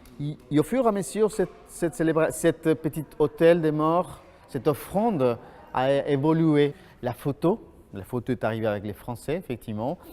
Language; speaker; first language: French; non-native, fluent; Spanish